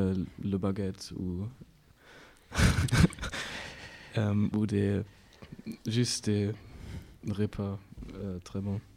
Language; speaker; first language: French; non-native, learner; German